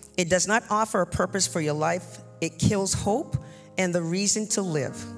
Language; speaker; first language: English; native; English